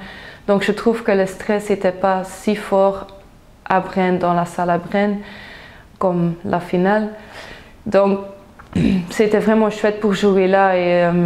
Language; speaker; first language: French; non-native, local second language; Dutch